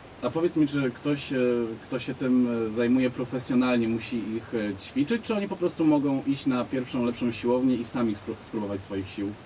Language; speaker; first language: Polish; native; Polish